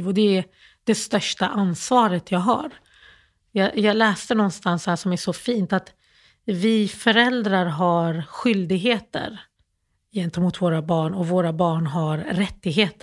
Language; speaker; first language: Swedish; early bilingual, other home language; Arabic